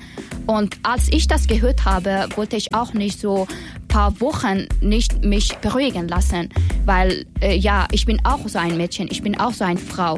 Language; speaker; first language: German; non-native, learner; Persian